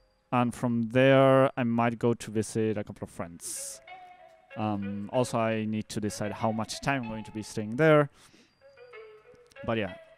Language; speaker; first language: English; non-native, fluent; Spanish